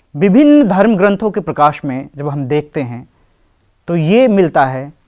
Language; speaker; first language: Hindi; native; Hindi